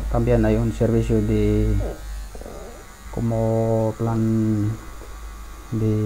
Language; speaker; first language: Spanish; non-native, learner; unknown